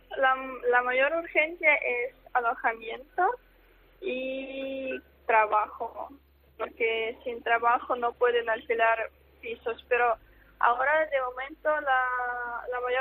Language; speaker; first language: Spanish; non-native, fluent; Ukrainian